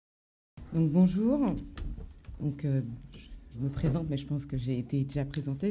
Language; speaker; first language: French; native; French